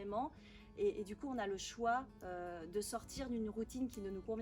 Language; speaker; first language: French; native; French